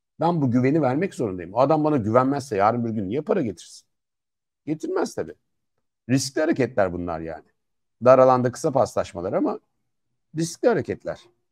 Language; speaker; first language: Turkish; native; Turkish